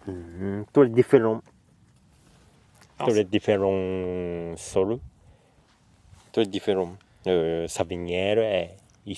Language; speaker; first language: French; non-native, learner; Japanese